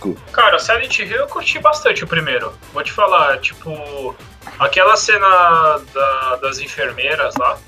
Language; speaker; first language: Portuguese; native; Portuguese